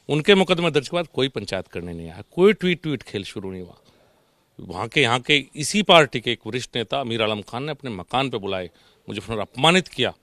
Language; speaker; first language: Hindi; native; Hindi